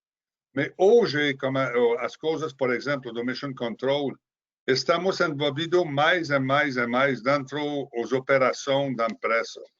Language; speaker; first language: Portuguese; non-native, fluent; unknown